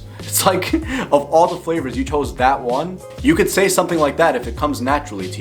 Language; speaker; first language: English; native; English